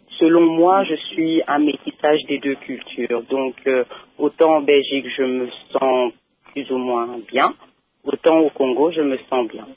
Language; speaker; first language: French; early bilingual, other home language; Lingala